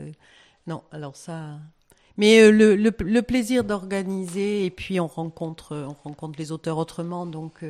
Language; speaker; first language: French; native; French